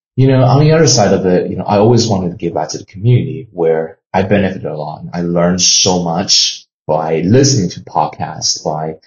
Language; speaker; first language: English; non-native, fluent; Chinese